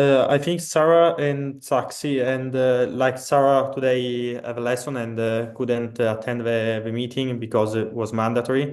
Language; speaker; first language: English; non-native, fluent; Italian